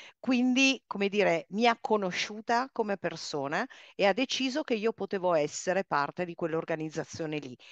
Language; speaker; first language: Italian; native; Italian